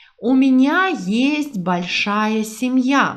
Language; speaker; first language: Russian; non-native, fluent; Portuguese